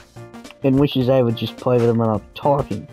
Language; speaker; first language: English; native; English